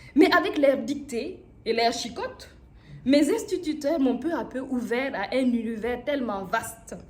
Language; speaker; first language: French; non-native, local second language; Mossi